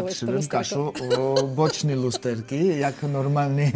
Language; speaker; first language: Polish; non-native, learner; Georgian